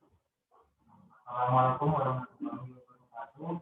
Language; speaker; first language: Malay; non-native, local second language; Javanese